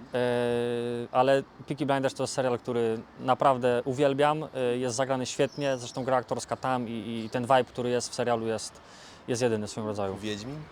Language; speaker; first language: Polish; native; Polish